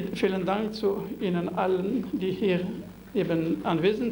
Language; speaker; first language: German; non-native, local second language; French